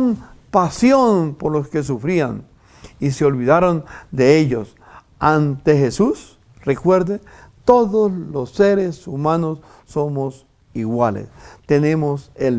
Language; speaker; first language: Spanish; native; Spanish